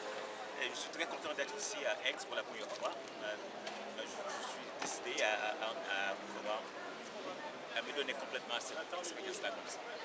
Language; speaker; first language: French; non-native, learner; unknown